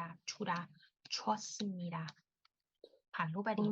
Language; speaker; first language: Korean; non-native, fluent; Thai